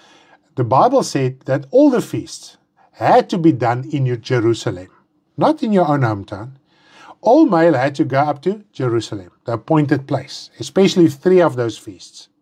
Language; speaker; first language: English; non-native, local second language; Afrikaans